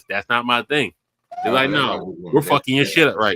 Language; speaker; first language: English; native; English